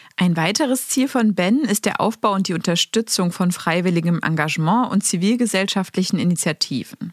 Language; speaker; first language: German; native; German